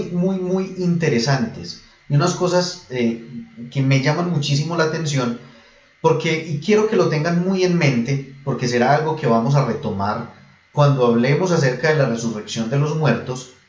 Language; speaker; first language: Spanish; native; Spanish